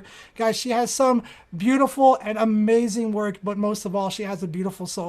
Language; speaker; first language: English; native; English